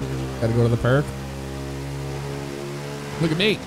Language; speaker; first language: English; native; English